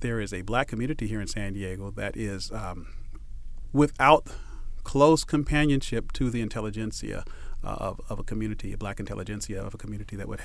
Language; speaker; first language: English; native; English